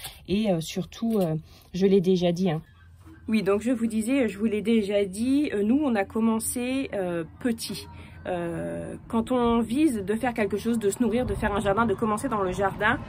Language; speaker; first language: French; native; French